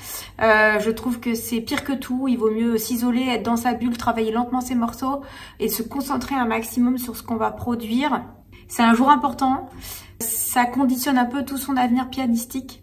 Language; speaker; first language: French; native; French